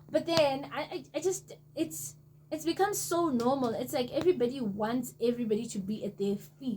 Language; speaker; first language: English; non-native, local second language; Zulu